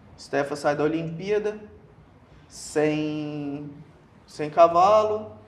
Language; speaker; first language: Portuguese; native; Portuguese